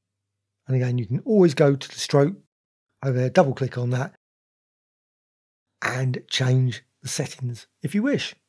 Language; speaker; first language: English; native; English